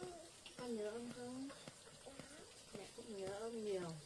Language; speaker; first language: Vietnamese; native; Vietnamese